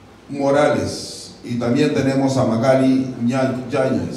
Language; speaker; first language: Spanish; native; Spanish